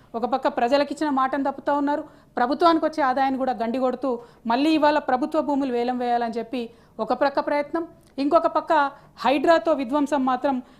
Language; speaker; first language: Telugu; native; Telugu